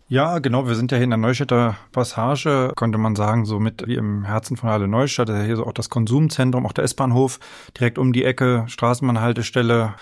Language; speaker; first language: German; native; German